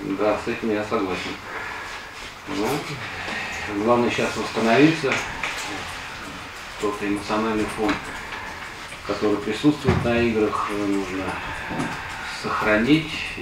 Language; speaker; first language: Russian; native; Russian